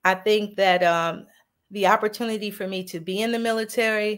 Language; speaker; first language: English; native; English